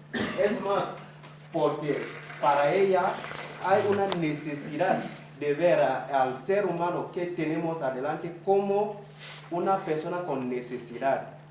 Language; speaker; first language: Spanish; non-native, fluent; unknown